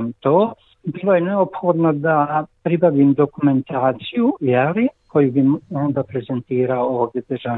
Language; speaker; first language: Croatian; native; Croatian